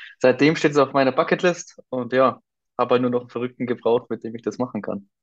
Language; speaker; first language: German; native; German